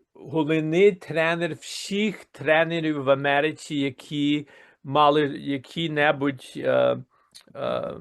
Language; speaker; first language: Ukrainian; early bilingual, heritage; Ukrainian